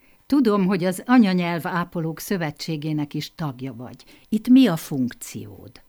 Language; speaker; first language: Hungarian; native; Hungarian